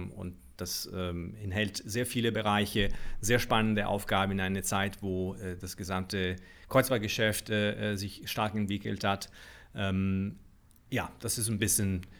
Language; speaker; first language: German; non-native, fluent; Italian